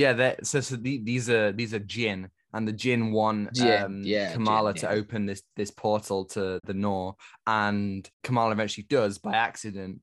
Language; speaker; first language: English; native; English